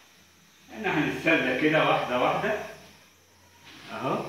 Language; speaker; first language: Arabic; native; Arabic